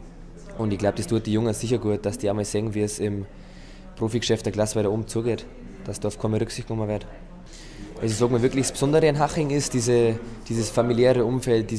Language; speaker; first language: German; native; German